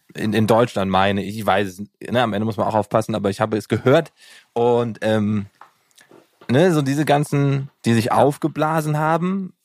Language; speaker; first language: German; native; German